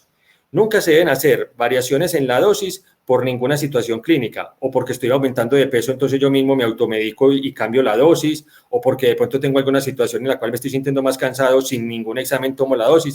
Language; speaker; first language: Spanish; native; Spanish